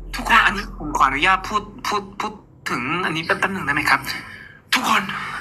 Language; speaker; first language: Thai; non-native, fluent; Korean